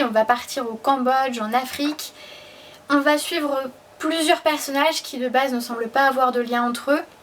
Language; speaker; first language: French; native; French